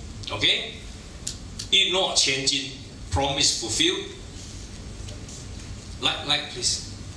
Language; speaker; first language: English; non-native, local second language; Chinese